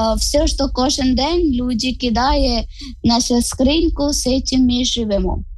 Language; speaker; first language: Ukrainian; non-native, fluent; Malayalam